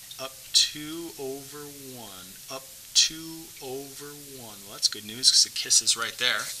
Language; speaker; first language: English; native; English